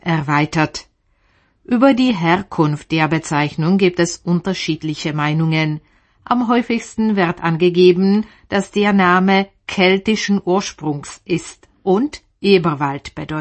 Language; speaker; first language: German; native; German